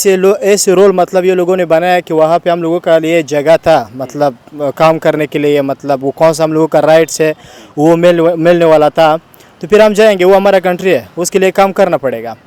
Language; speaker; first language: Hindi; non-native, learner; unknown